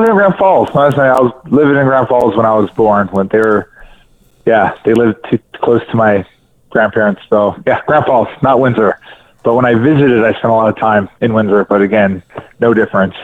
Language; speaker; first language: English; native; English